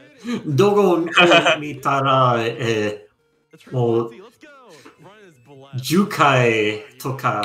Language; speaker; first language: Japanese; non-native, learner; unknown